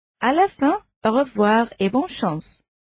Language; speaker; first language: French; non-native, fluent; Arabic